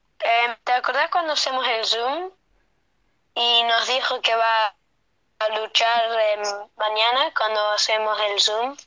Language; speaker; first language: Spanish; early bilingual, heritage; Spanish